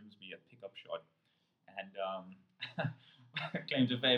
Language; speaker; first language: English; native; English